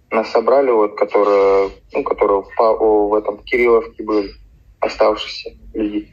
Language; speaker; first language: Russian; native; Russian